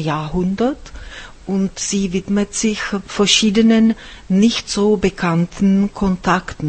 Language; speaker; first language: German; non-native, fluent; Czech